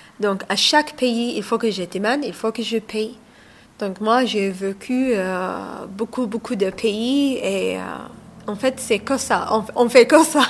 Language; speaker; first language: French; non-native, learner; Somali